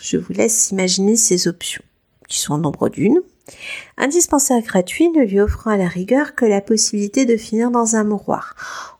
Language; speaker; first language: French; native; French